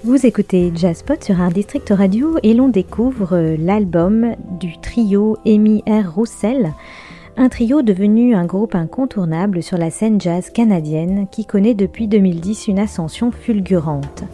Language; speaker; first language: French; native; French